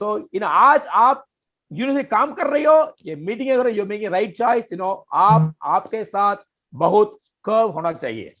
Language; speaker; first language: Hindi; non-native, fluent; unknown